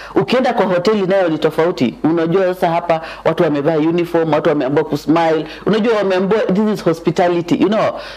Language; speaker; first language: Swahili; native; Swahili